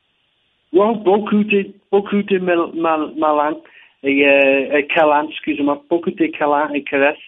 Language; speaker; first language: French; non-native, learner; English